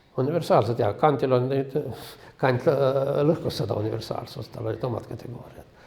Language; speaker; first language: Estonian; non-native, local second language; Russian